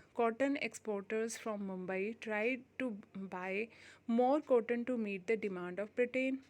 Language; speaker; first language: English; non-native, local second language; Hindi